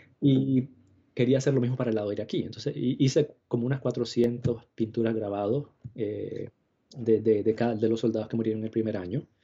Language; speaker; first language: Spanish; native; Spanish